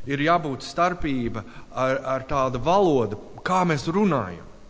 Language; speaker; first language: Latvian; non-native, learner; English